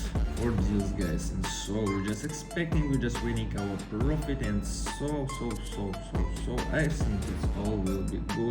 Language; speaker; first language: English; non-native, fluent; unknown